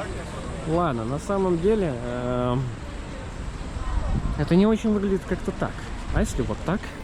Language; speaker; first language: Russian; native; Russian